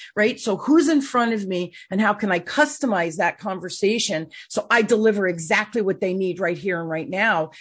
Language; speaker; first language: English; native; English